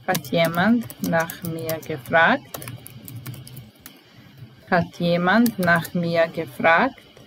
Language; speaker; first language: German; non-native, fluent; Italian